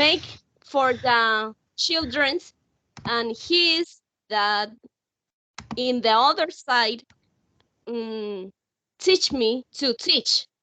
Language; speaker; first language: English; non-native, learner; Spanish